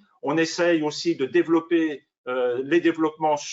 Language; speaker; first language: French; native; French